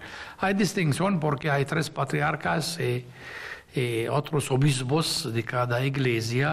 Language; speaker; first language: Spanish; non-native, fluent; Arabic